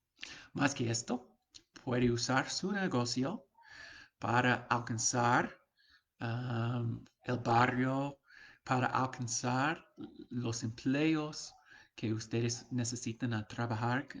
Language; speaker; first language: Spanish; non-native, fluent; English